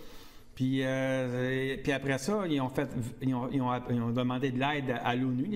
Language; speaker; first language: French; native; French